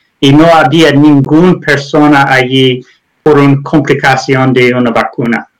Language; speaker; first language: Spanish; non-native, learner; English